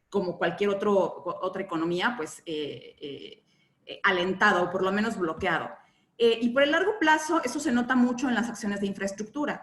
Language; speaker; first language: Spanish; native; Spanish